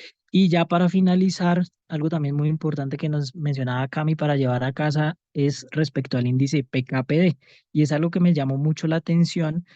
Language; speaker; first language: Spanish; native; Spanish